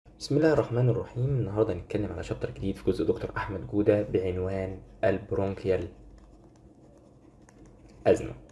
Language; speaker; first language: Arabic; native; Arabic